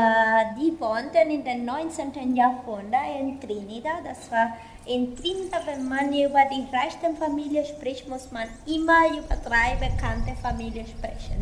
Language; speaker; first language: German; non-native, fluent; Spanish